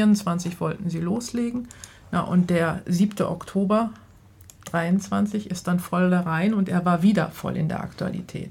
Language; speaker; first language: German; native; German